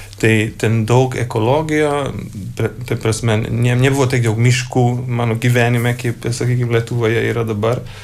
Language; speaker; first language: Lithuanian; non-native, learner; Hungarian